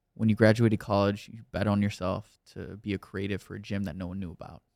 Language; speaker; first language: English; native; English